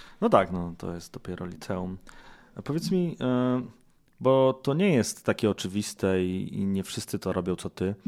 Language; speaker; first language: Polish; native; Polish